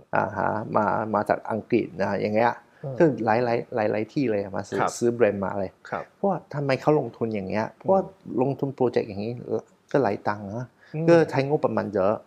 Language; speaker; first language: Thai; non-native, fluent; Chinese